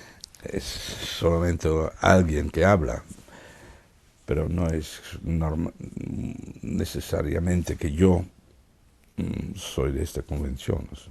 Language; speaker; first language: Spanish; non-native, fluent; Dutch